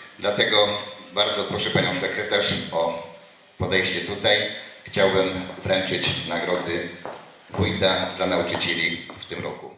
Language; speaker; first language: Polish; native; Polish